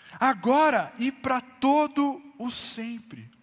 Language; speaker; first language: Portuguese; native; Portuguese